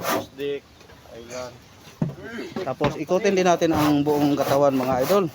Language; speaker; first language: Filipino; native; Filipino